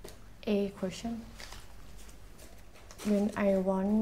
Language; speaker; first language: English; non-native, learner; Thai